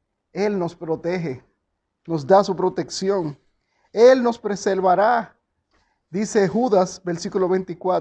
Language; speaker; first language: Spanish; native; Spanish